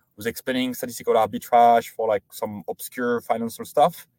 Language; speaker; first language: English; non-native, fluent; French